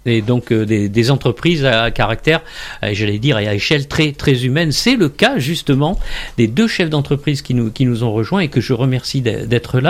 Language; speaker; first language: French; native; French